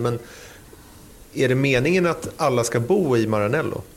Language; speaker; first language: Swedish; native; Swedish